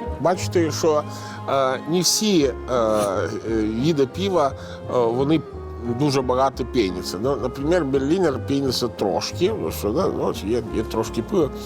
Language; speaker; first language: Ukrainian; non-native, fluent; Italian